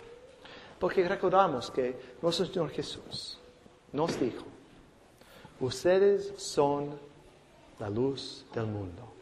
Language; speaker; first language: Spanish; non-native, fluent; English